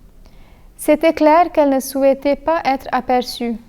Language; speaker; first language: French; non-native, fluent; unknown